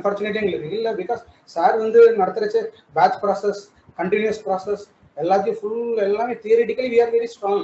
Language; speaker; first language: Tamil; native; Tamil